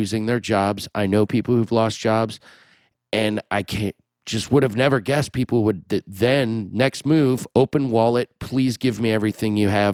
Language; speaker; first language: English; native; English